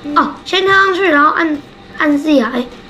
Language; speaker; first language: Chinese; native; Chinese